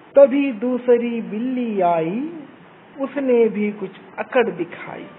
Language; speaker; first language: Hindi; non-native, local second language; Kannada